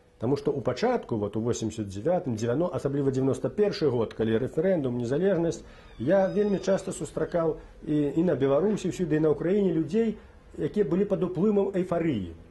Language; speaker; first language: Belarusian; native; Belarusian